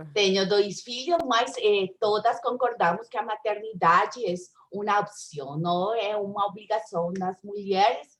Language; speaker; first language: Portuguese; non-native, learner; Spanish